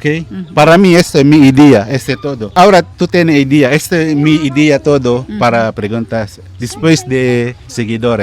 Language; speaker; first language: Spanish; non-native, learner; Filipino